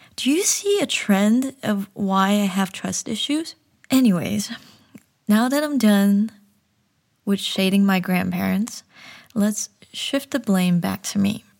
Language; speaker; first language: English; early bilingual, other home language; Chinese